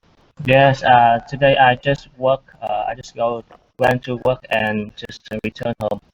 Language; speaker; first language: English; non-native, learner; Vietnamese